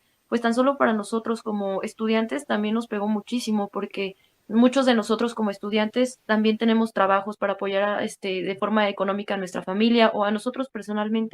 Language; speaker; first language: Spanish; native; Spanish